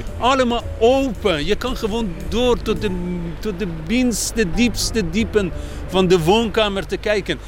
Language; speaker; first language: Dutch; non-native, fluent; Persian